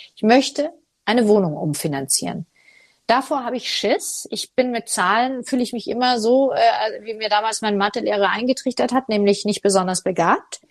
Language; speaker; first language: German; native; German